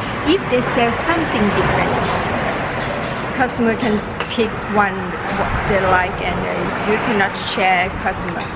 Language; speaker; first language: English; non-native, learner; Thai